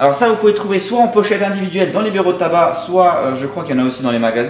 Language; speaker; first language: French; native; French